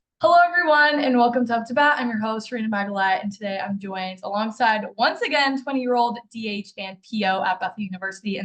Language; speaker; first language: English; native; English